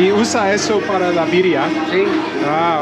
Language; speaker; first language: Spanish; non-native, learner; English